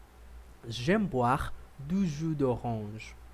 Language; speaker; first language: French; non-native, learner; Portuguese